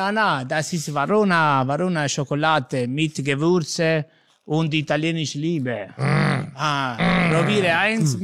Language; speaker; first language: German; non-native, learner; Italian